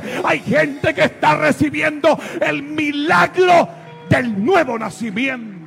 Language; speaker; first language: Spanish; native; Spanish